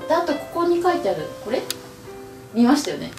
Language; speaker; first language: Japanese; native; Japanese